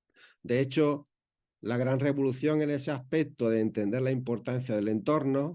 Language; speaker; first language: Spanish; native; Spanish